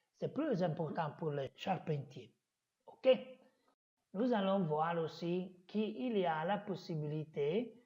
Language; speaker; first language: French; non-native, fluent; Italian